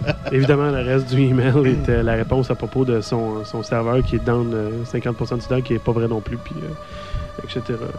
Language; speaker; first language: French; native; French